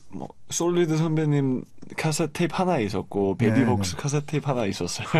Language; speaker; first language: Korean; non-native, fluent; English